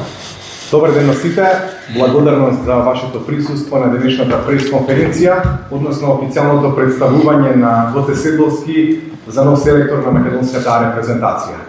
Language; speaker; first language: Macedonian; native; Macedonian